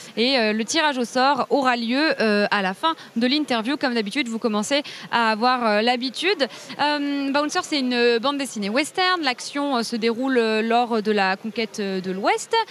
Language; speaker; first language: French; native; French